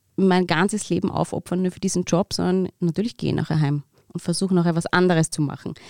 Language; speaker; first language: German; native; German